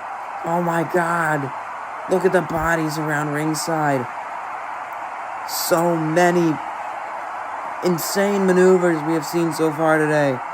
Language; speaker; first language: English; native; English